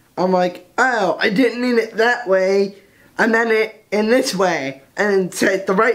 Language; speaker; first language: English; native; English